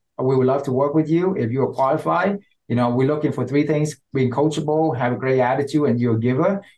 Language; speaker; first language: English; non-native, fluent; Vietnamese